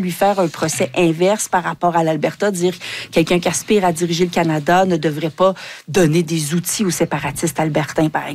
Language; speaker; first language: French; native; French